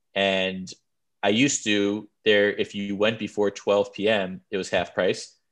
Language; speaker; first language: English; native; English